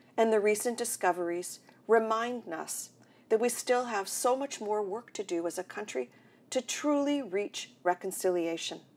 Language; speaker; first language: English; native; English